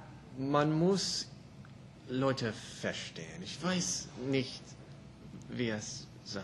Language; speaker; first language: German; non-native, learner; English